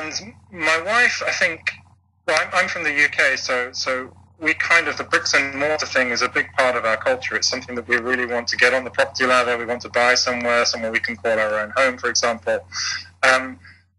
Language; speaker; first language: English; native; English